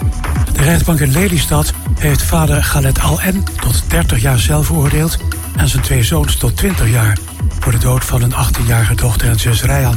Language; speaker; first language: Dutch; native; Dutch